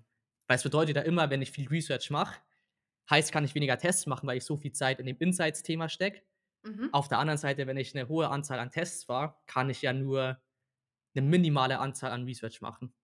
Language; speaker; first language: German; native; German